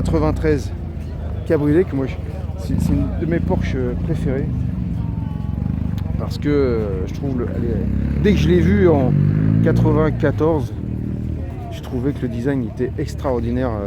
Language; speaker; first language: French; native; French